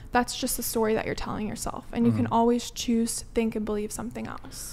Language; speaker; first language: English; native; English